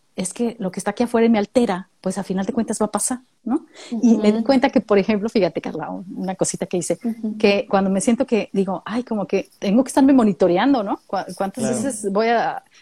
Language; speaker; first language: Spanish; native; Spanish